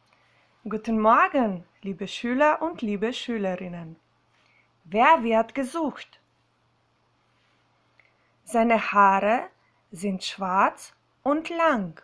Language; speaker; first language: German; non-native, fluent; Slovenian